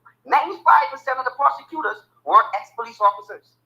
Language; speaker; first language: English; native; English